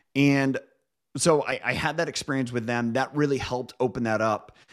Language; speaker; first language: English; native; English